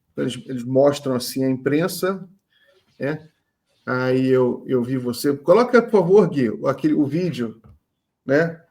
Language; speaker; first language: Portuguese; native; Portuguese